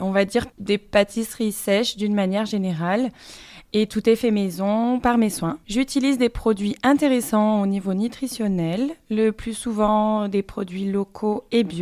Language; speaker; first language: French; native; French